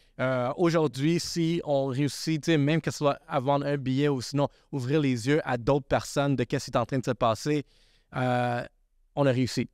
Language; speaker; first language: French; early bilingual, other home language; Spanish